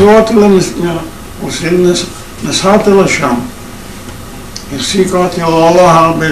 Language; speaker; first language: Hebrew; non-native, fluent; Yiddish